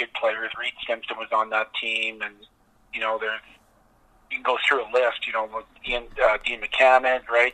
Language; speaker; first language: English; native; English